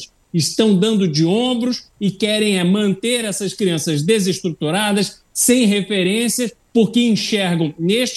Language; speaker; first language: Portuguese; native; Portuguese